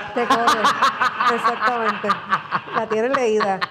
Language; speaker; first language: Spanish; native; Spanish